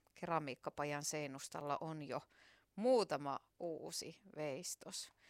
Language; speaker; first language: Finnish; native; Finnish